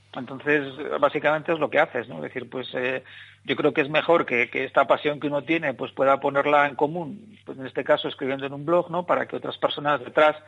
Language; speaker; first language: Spanish; native; Spanish